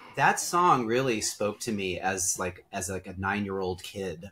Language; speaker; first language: English; native; English